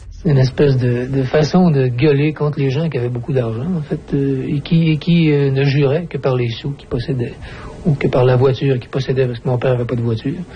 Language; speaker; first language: French; native; French